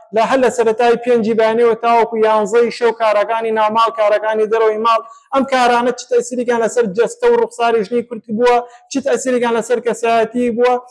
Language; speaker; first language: Central Kurdish; native; Central Kurdish